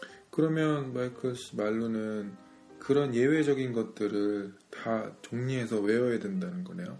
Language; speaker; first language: Korean; native; Korean